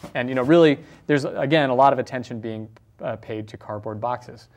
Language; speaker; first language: English; native; English